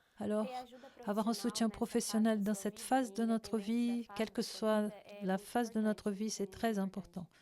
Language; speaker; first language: French; non-native, fluent; Portuguese